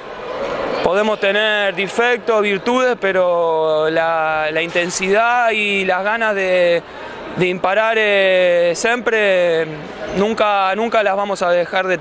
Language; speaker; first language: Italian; non-native, learner; Spanish